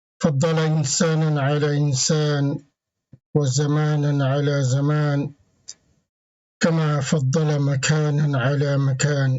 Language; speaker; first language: Arabic; non-native, fluent; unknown